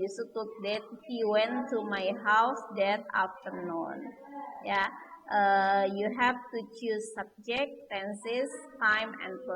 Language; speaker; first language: English; non-native, learner; Indonesian